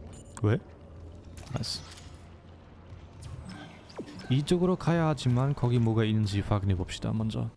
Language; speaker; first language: Korean; non-native, fluent; German